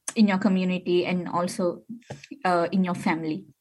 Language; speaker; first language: English; non-native, local second language; Tamil